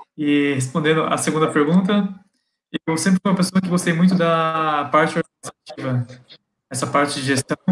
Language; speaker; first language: Portuguese; native; Portuguese